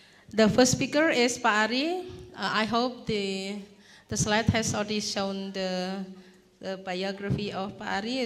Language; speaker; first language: English; non-native, fluent; Indonesian